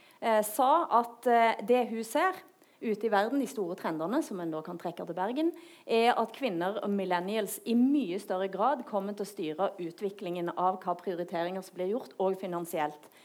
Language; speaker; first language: Norwegian; native; Norwegian